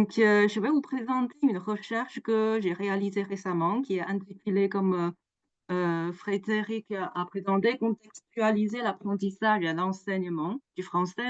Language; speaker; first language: French; non-native, fluent; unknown